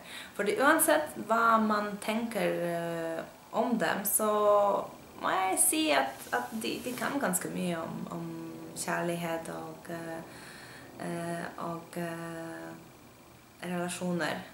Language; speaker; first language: Norwegian; non-native, fluent; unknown